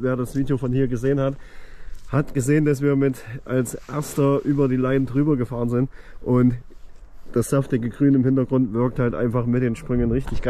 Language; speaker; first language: German; native; German